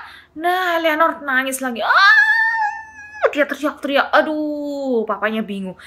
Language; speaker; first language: Indonesian; native; Indonesian